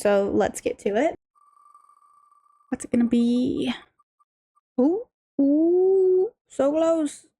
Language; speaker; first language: English; native; English